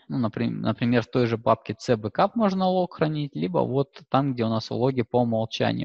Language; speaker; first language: Russian; native; Russian